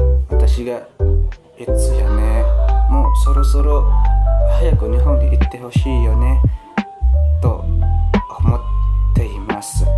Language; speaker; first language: Japanese; non-native, learner; Indonesian